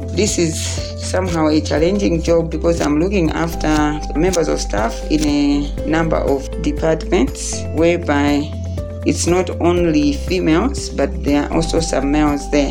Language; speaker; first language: English; non-native, local second language; Nyanja